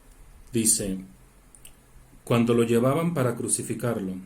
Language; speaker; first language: Spanish; native; Spanish